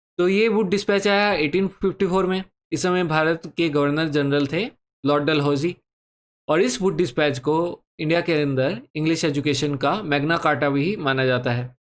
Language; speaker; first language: Hindi; native; Hindi